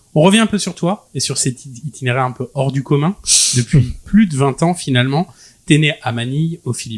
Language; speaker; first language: French; native; French